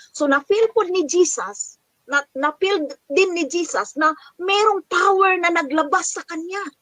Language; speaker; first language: Filipino; non-native, local second language; Cebuano